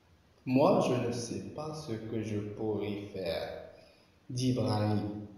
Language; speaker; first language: French; non-native, local second language; Arabic